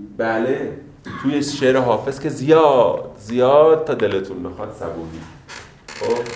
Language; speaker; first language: Persian; native; Persian